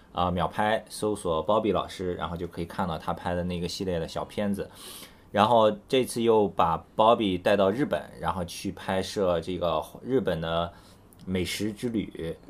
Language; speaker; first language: Chinese; native; Chinese